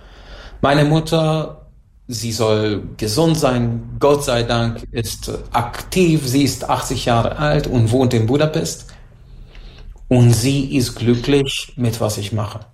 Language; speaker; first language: German; non-native, fluent; Hungarian